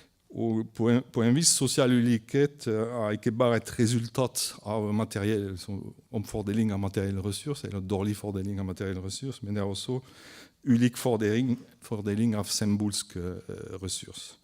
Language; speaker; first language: Norwegian; non-native, fluent; French